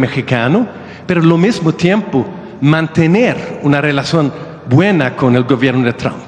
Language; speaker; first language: Spanish; non-native, fluent; Swedish